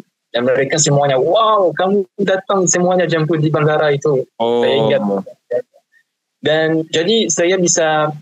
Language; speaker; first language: Indonesian; non-native, fluent; French